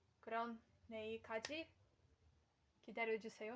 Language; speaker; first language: Korean; non-native, learner; Portuguese